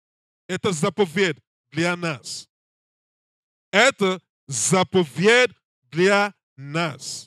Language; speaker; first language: Russian; non-native, learner; English